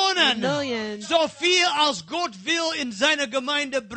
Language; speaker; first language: German; non-native, learner; English